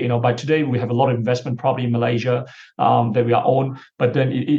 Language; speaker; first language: English; non-native, local second language; Chinese